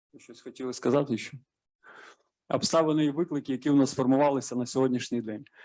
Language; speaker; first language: Ukrainian; native; Ukrainian